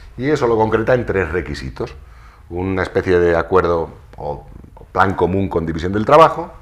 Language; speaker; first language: Spanish; native; Spanish